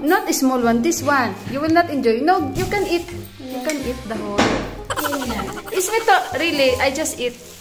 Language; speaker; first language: English; non-native, local second language; Filipino